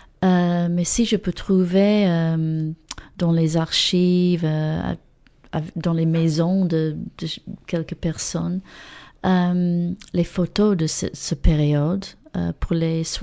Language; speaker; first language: French; non-native, learner; English